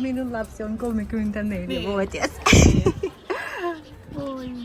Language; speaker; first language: Finnish; non-native, learner; Russian